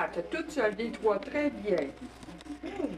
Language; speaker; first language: French; native; French